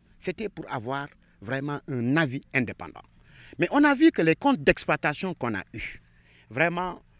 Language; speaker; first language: French; non-native, local second language; Wolof